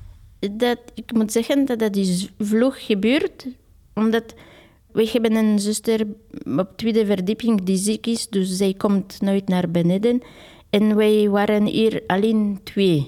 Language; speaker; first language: Dutch; non-native, fluent; Polish